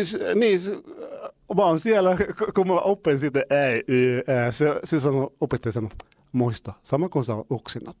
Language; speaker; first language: Finnish; non-native, fluent; Arabic